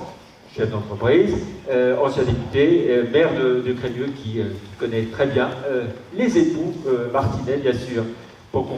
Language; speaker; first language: French; native; French